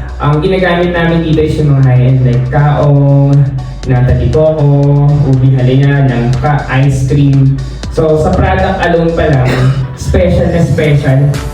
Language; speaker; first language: Filipino; non-native, local second language; Bikol